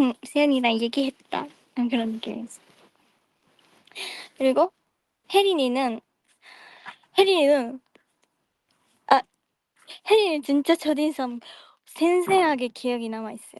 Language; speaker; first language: Korean; non-native, fluent; Japanese